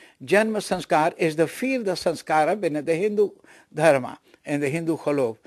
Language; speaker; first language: Dutch; non-native, local second language; Caribbean Hindustani